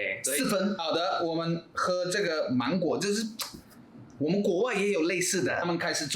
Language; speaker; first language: Chinese; non-native, fluent; English